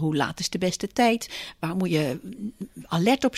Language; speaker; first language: Dutch; native; Dutch